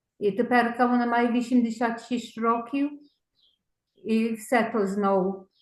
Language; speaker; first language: Ukrainian; early bilingual, heritage; Ukrainian